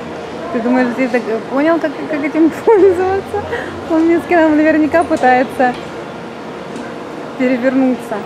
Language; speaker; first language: Russian; native; Russian